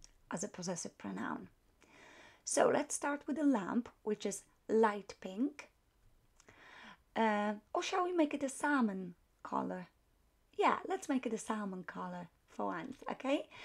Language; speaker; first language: English; non-native, fluent; Polish